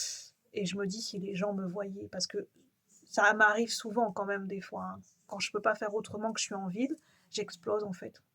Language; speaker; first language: French; native; French